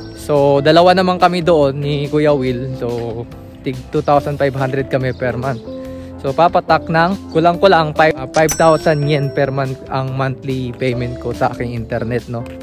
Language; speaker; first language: Filipino; native; Filipino